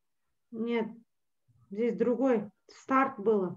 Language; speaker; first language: Russian; native; Russian